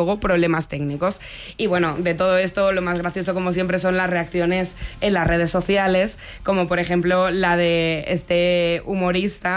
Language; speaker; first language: Spanish; native; Spanish